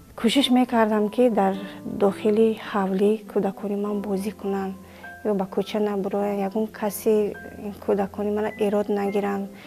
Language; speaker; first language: Tajik; native; Tajik